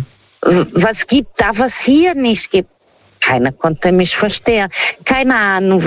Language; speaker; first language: German; non-native, fluent; Portuguese